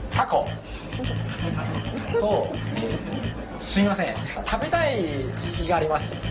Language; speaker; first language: Japanese; non-native, learner; Chinese